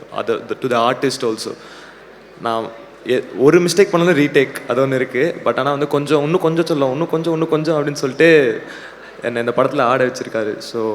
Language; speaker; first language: Tamil; native; Tamil